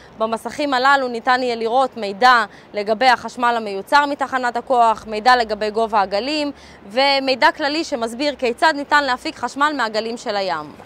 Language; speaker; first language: Hebrew; early bilingual, other home language; Russian